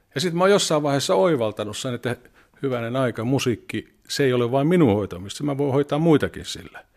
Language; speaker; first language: Finnish; native; Finnish